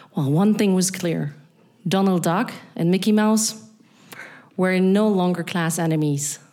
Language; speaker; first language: English; non-native, fluent; German